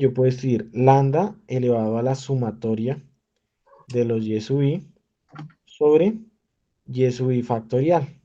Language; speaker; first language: Spanish; native; Spanish